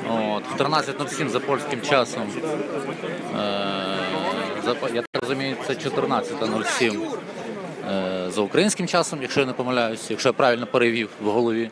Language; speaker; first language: Ukrainian; native; Ukrainian